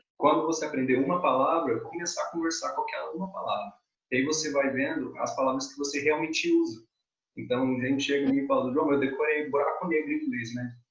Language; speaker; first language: Portuguese; native; Portuguese